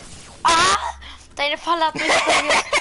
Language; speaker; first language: German; native; German